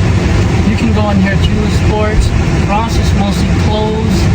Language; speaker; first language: English; early bilingual, other home language; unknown